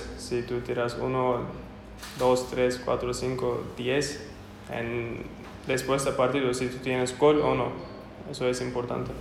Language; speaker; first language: Spanish; non-native, learner; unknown